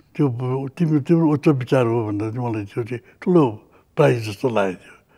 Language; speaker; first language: Nepali; native; Nepali